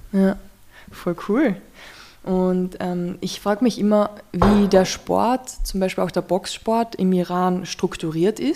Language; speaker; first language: German; native; German